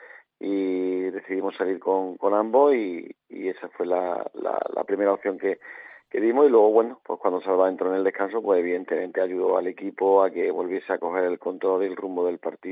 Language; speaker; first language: Spanish; native; Spanish